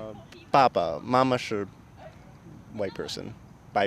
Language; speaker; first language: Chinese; non-native, learner; English